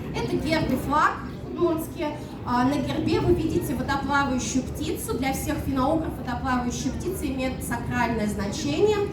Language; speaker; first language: Russian; non-native, local second language; Udmurt